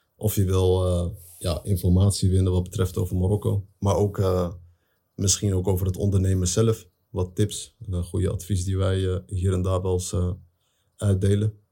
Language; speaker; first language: Dutch; early bilingual, other home language; Arabic